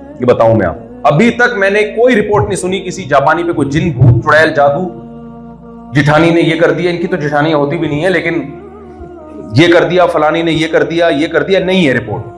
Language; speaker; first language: Urdu; native; Urdu